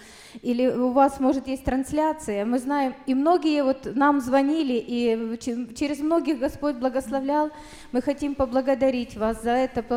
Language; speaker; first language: Russian; native; Russian